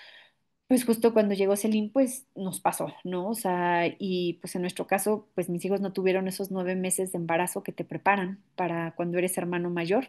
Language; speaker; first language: Spanish; native; Spanish